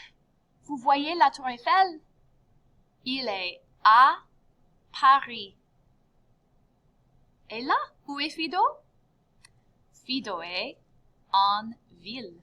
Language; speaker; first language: French; non-native, fluent; English